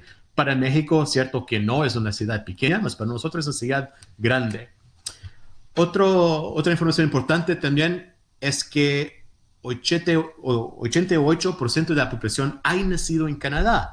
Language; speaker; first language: Spanish; non-native, fluent; Portuguese